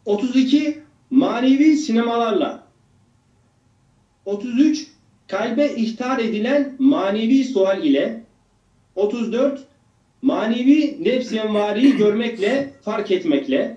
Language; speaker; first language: Turkish; native; Turkish